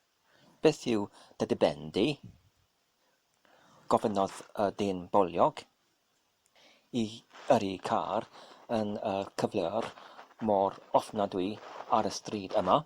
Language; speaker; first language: Welsh; non-native, learner; English